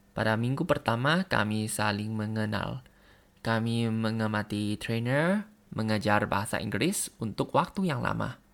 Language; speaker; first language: Indonesian; non-native, learner; Thai